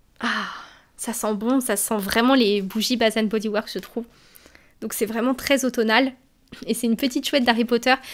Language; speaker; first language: French; native; French